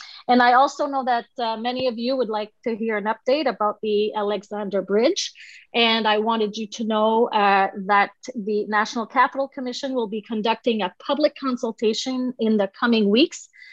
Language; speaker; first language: English; non-native, local second language; French